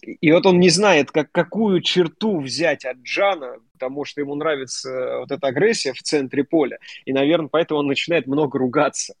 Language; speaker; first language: Russian; native; Russian